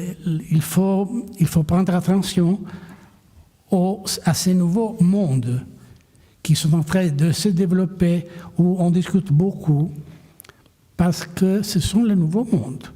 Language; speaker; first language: French; non-native, fluent; Italian